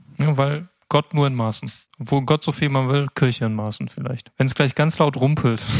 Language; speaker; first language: German; native; German